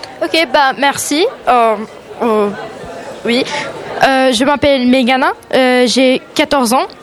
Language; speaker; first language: French; non-native, learner; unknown